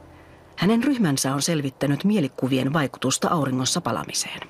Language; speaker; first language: Finnish; native; Finnish